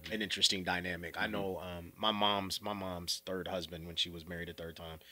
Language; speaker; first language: English; native; English